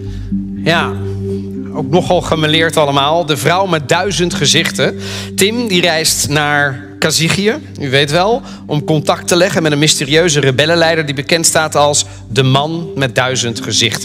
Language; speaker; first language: Dutch; native; Dutch